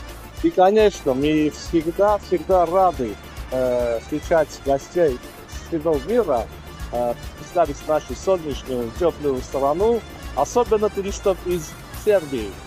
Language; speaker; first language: Russian; non-native, local second language; Armenian